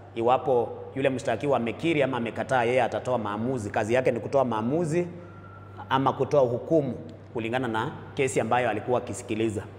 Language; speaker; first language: Swahili; non-native, local second language; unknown